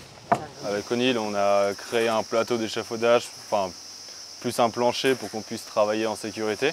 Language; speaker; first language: French; native; French